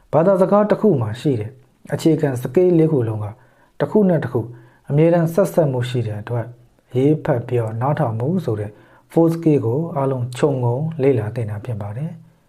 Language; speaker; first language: Burmese; native; Burmese